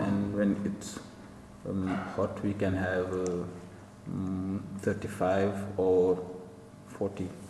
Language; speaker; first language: English; non-native, learner; Wolof